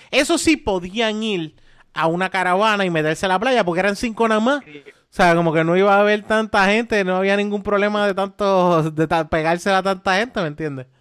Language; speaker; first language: Spanish; native; Spanish